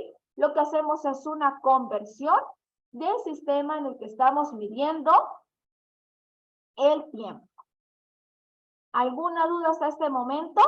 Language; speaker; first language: Spanish; native; Spanish